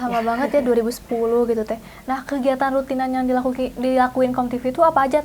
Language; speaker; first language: Indonesian; native; Indonesian